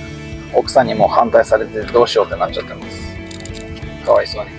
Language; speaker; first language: Japanese; native; Japanese